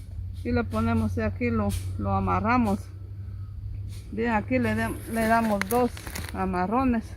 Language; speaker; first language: Spanish; native; Spanish